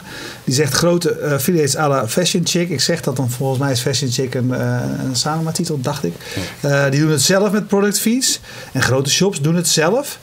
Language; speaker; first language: Dutch; native; Dutch